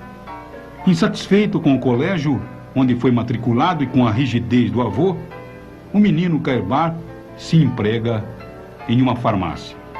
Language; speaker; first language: Portuguese; native; Portuguese